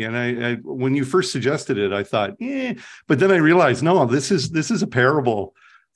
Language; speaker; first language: English; native; English